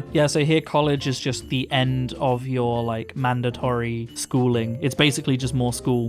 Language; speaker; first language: English; native; English